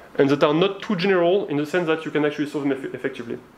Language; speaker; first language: English; non-native, fluent; French